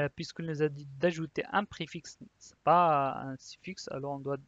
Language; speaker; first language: French; non-native, local second language; Arabic